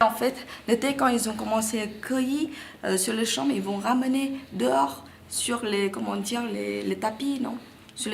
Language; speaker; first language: French; non-native, fluent; Vietnamese